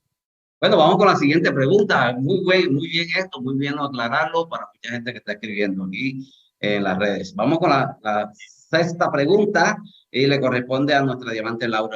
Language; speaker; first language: Spanish; native; Spanish